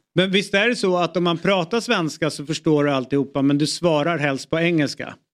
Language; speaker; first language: Swedish; native; Swedish